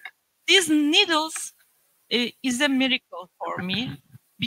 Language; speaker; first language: English; non-native, learner; Turkish